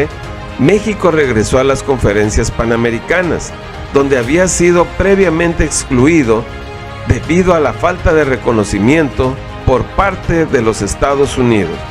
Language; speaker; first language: Spanish; native; Spanish